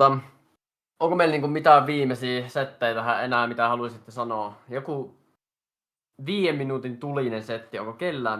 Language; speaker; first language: Finnish; native; Finnish